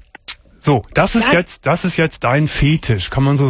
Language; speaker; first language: German; native; German